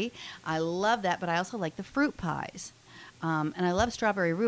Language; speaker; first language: English; native; English